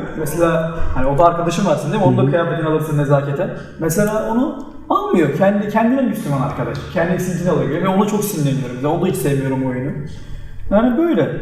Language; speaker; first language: Turkish; early bilingual, heritage; Turkish